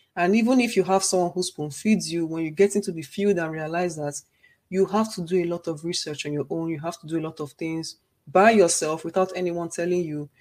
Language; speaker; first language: English; non-native, local second language; Igbo